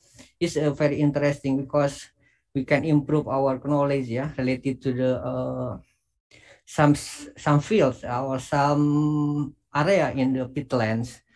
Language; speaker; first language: English; non-native, learner; Indonesian